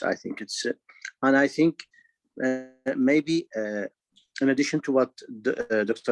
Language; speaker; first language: English; non-native, fluent; Arabic